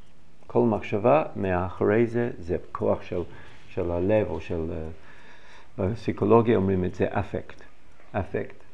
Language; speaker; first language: Hebrew; non-native, fluent; English